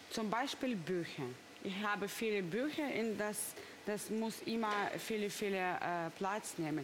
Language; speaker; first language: German; non-native, learner; Russian